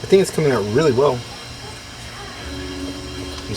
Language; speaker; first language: English; native; English